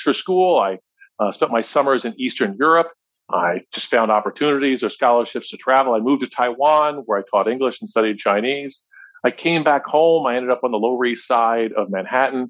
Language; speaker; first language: English; native; English